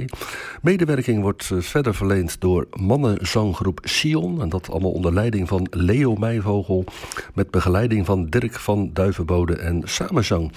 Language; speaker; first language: Dutch; native; Dutch